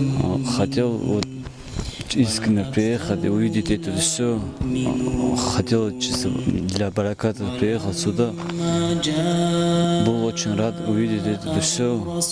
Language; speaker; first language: Russian; non-native, local second language; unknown